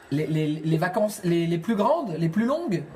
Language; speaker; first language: French; native; French